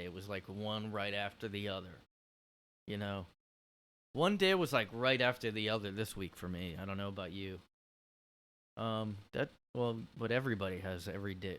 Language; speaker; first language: English; native; English